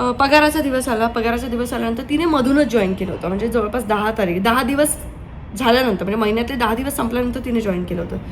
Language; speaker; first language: Marathi; native; Marathi